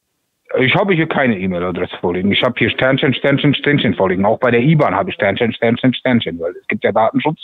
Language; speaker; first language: German; native; German